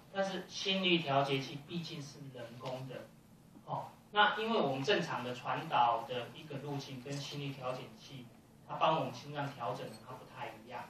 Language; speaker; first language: Chinese; native; Chinese